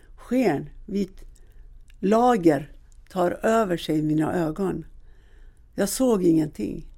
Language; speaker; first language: Swedish; non-native, fluent; Persian